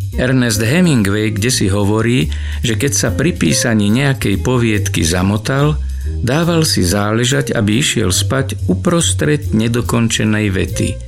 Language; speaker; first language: Slovak; native; Slovak